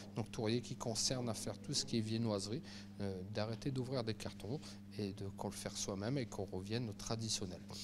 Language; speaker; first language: French; native; French